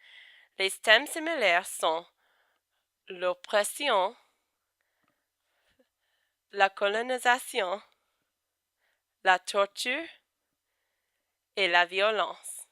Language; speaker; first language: French; non-native, fluent; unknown